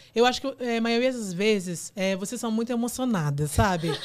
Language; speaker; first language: Portuguese; non-native, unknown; Yoruba